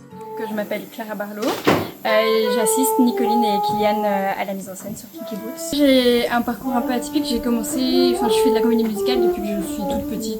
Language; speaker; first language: French; native; French